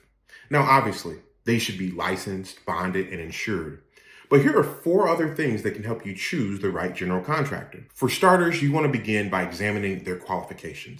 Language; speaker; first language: English; native; English